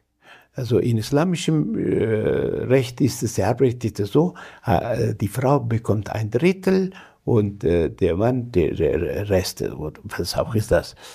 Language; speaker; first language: German; non-native, fluent; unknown